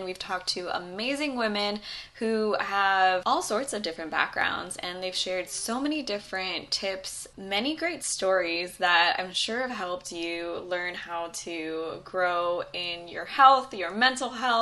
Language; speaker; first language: English; native; English